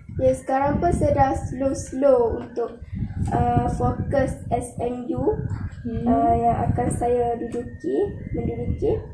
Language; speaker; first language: Malay; native; Malay